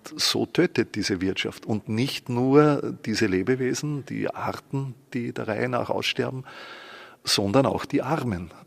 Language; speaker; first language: German; native; German